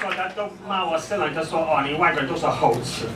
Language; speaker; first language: Chinese; non-native, fluent; English